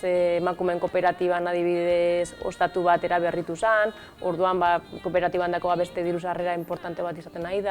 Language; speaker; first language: Basque; native; Basque